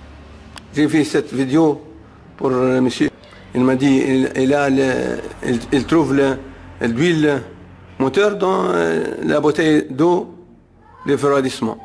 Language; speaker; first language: French; non-native, learner; Arabic